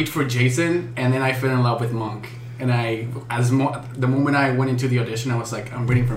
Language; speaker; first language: English; non-native, fluent; Spanish